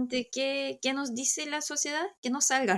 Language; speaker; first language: Spanish; non-native, fluent; Korean